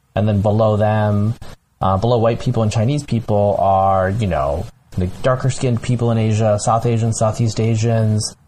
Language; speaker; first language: English; early bilingual, other home language; Bangla